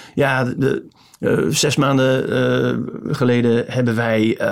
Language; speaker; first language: Dutch; non-native, fluent; English